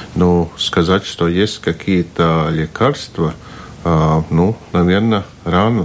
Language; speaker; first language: Russian; non-native, local second language; Latvian